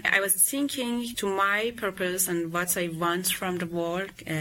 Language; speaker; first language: English; non-native, fluent; Persian